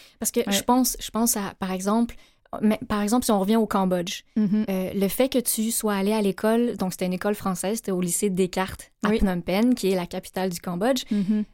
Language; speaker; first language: French; native; French